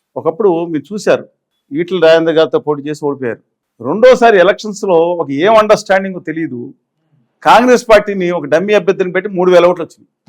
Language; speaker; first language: Telugu; native; Telugu